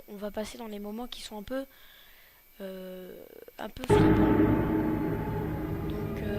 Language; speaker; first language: French; native; French